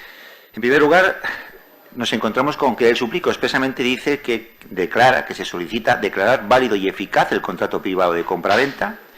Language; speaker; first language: Spanish; native; Spanish